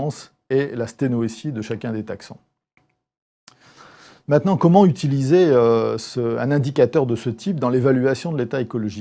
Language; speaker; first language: French; native; French